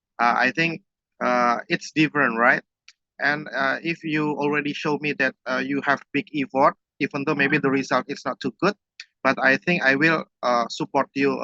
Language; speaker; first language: English; non-native, fluent; Indonesian